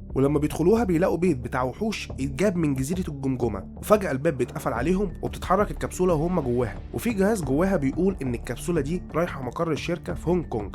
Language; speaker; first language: Arabic; native; Arabic